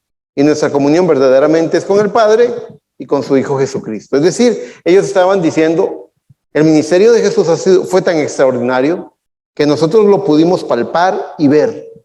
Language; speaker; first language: Spanish; native; Spanish